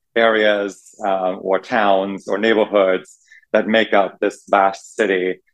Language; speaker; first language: English; non-native, fluent; German